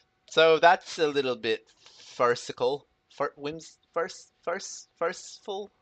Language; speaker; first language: English; native; English